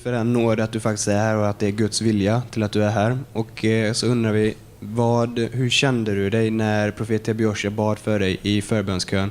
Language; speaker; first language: Swedish; native; Swedish